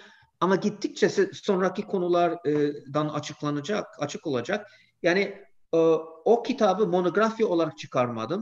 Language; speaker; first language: Turkish; non-native, fluent; English